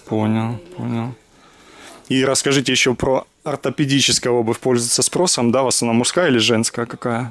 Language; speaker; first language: Russian; native; Russian